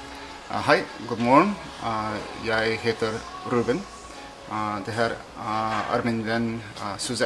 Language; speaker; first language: Norwegian; non-native, learner; English